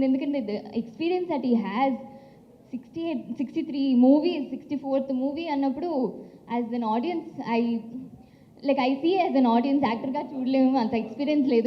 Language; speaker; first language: Telugu; non-native, local second language; Tamil